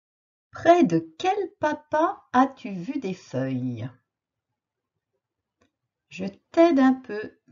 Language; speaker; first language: French; native; French